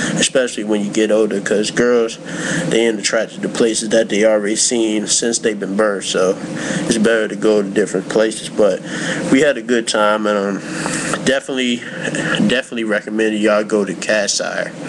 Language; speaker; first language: English; native; English